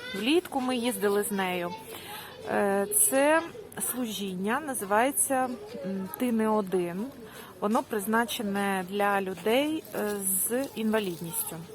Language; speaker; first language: Ukrainian; native; Ukrainian